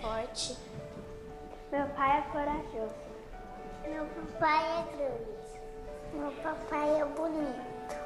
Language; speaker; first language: Portuguese; early bilingual, other home language; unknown